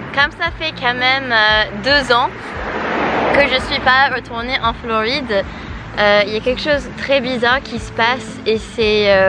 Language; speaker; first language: French; non-native, fluent; English